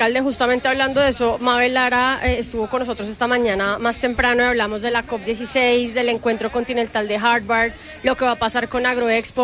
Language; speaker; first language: Spanish; native; Spanish